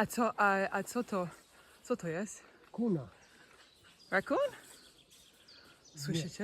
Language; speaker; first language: Polish; non-native, learner; English